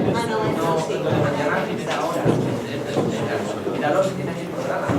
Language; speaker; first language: Spanish; native; Spanish